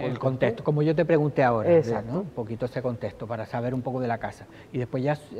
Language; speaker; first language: Spanish; native; Spanish